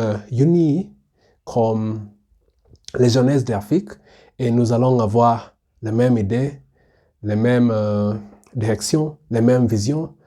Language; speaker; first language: French; non-native, learner; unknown